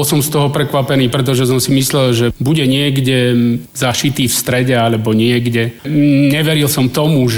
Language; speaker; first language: Slovak; native; Slovak